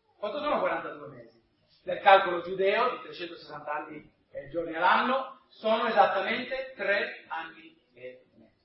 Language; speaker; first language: Italian; non-native, fluent; English